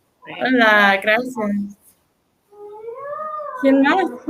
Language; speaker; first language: Spanish; non-native, learner; English